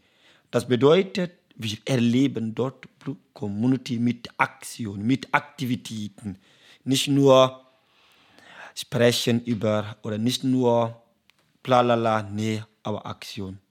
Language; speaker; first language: German; non-native, learner; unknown